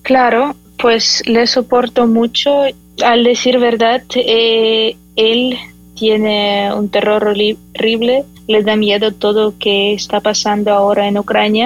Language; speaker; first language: Spanish; non-native, fluent; Ukrainian